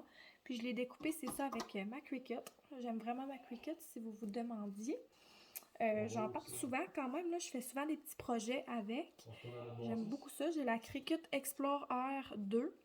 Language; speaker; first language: French; native; French